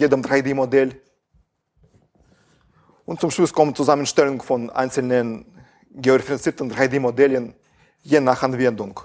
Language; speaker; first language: German; non-native, fluent; Russian